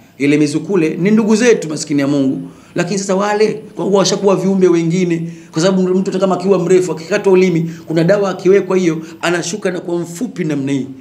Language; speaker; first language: Swahili; native; Swahili